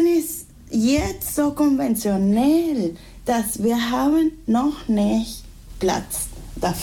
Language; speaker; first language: German; non-native, fluent; Spanish